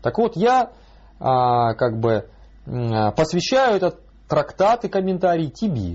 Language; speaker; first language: Russian; native; Russian